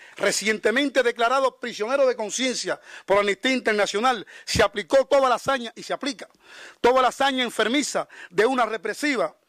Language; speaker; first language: Spanish; native; Spanish